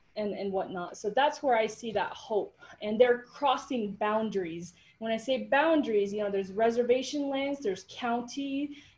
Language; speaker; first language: English; native; English